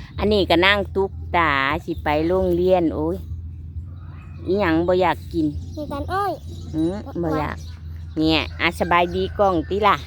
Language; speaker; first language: Thai; non-native, local second language; Lao